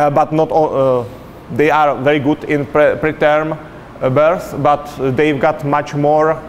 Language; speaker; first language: English; non-native, fluent; Czech